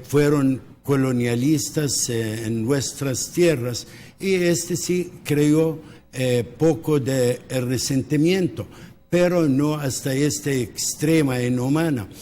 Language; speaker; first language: Spanish; early bilingual, heritage; Spanish